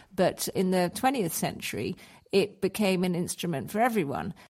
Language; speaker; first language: English; native; English